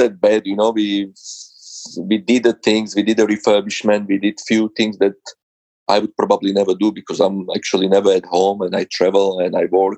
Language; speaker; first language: English; non-native, fluent; Slovak